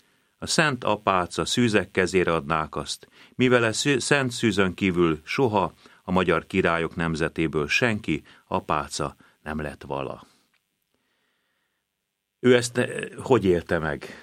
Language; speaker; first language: Hungarian; native; Hungarian